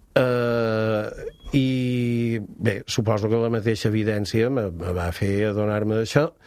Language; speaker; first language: Catalan; native; Catalan